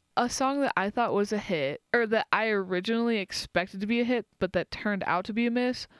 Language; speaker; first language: English; native; English